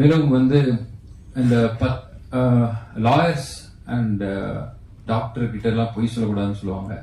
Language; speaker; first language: Tamil; native; Tamil